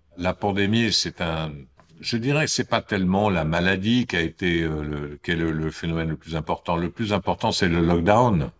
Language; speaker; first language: French; native; French